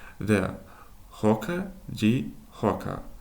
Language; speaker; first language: German; non-native, fluent; Ukrainian